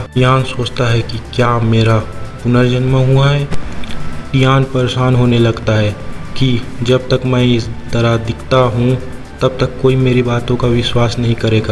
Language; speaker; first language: Hindi; native; Hindi